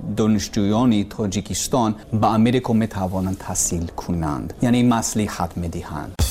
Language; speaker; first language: Persian; non-native, learner; English